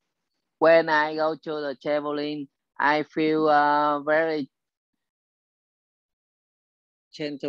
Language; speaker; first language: English; non-native, learner; Vietnamese